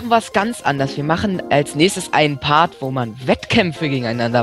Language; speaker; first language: German; native; German